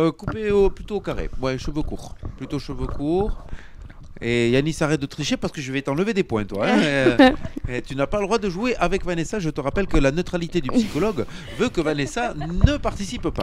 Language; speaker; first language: French; native; French